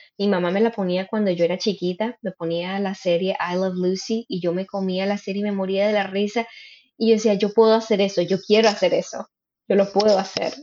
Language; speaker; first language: Spanish; native; Spanish